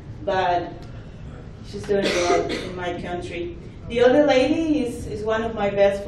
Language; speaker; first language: English; non-native, fluent; Spanish